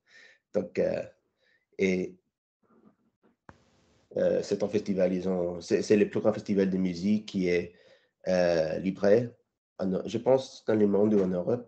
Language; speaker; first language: French; non-native, learner; English